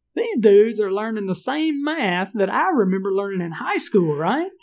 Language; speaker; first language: English; native; English